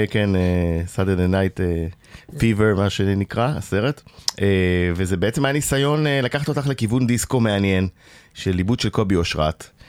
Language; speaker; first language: Hebrew; native; Hebrew